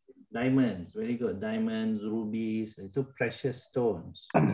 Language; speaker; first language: English; non-native, local second language; Malay